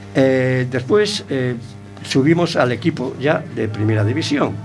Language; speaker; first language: Spanish; native; Spanish